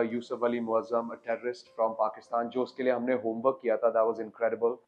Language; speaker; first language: English; non-native, local second language; Hindi